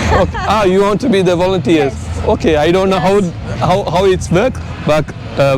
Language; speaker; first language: English; non-native, local second language; Tamil